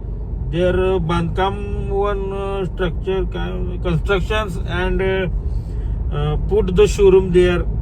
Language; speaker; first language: English; non-native, learner; Marathi